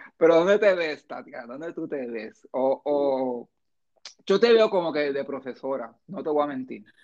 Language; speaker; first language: Spanish; early bilingual, heritage; Spanish